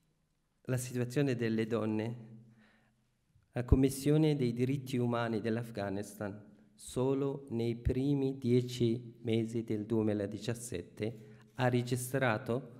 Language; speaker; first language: Italian; non-native, fluent; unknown